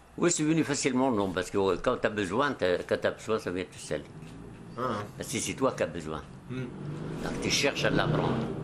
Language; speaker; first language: French; non-native, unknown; Arabic